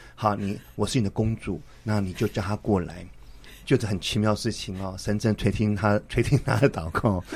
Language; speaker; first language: Chinese; native; Chinese